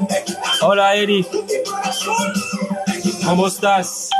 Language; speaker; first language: Spanish; non-native, learner; Haitian Creole